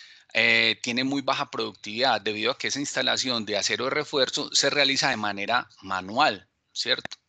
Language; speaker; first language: Spanish; native; Spanish